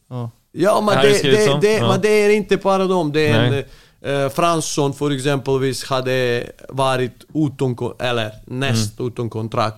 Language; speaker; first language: Swedish; non-native, fluent; Serbian